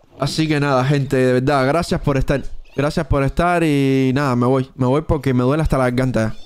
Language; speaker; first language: Spanish; native; Spanish